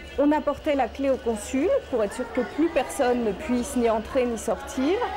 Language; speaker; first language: French; native; French